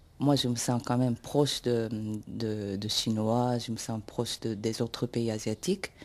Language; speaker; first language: French; non-native, fluent; Japanese